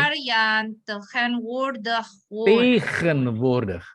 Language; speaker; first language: Dutch; non-native, learner; Indonesian